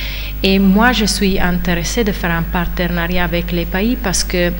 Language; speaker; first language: French; non-native, fluent; Italian